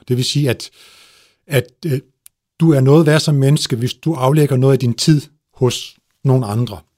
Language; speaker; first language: Danish; early bilingual, other home language; Turkish